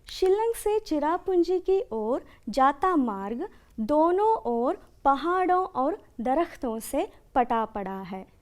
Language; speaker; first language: Hindi; non-native, local second language; Kannada